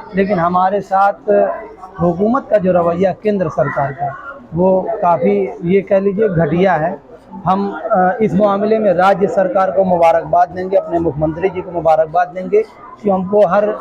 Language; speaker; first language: Hindi; native; Hindi